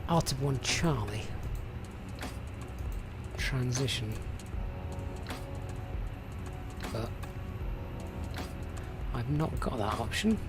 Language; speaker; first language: English; native; English